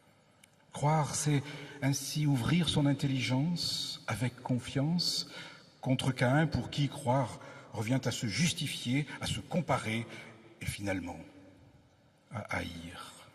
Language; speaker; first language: French; native; French